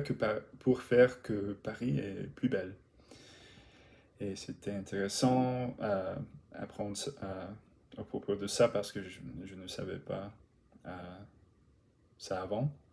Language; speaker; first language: French; non-native, learner; English